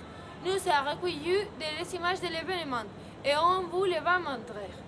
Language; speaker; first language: French; non-native, learner; Spanish